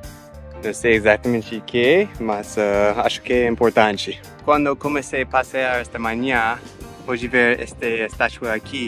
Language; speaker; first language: Portuguese; non-native, fluent; English